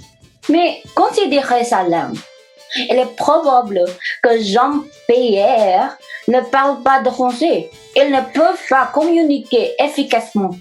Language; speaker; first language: French; non-native, learner; English